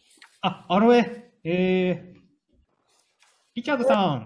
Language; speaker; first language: Japanese; native; Japanese